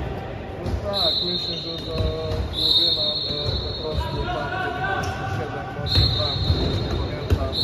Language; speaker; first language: Polish; non-native, learner; Serbian